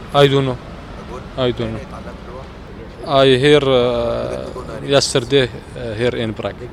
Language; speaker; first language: English; non-native, learner; Arabic